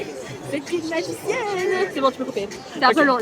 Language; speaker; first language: French; native; French